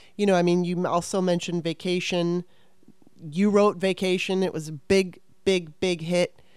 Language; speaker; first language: English; native; English